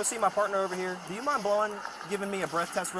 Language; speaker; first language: English; native; English